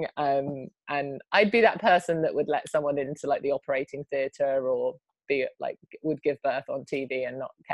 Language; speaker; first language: English; native; English